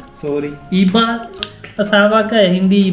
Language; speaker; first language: Filipino; non-native, learner; Punjabi